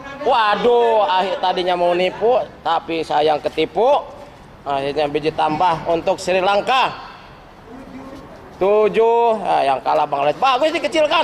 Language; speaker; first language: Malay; non-native, local second language; Javanese